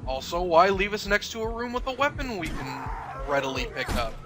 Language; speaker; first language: English; native; English